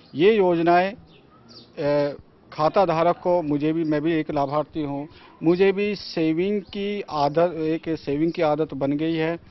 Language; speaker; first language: Hindi; native; Hindi